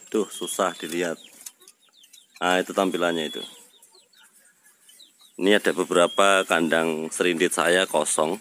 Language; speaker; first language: Malay; native; Malay